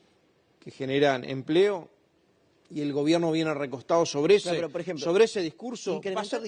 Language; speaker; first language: Spanish; native; Spanish